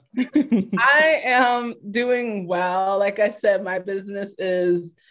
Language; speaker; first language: English; early bilingual, other home language; Yoruba